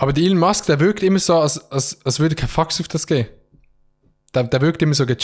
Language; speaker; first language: German; native; German